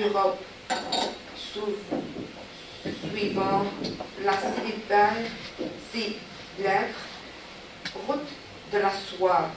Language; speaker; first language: French; non-native, learner; Chinese